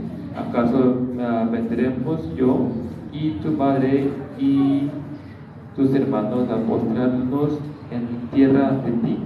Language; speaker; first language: Spanish; non-native, learner; Korean